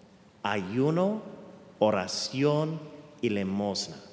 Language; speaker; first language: Spanish; non-native, fluent; English